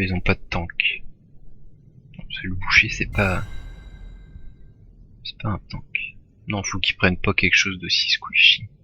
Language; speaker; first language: French; native; French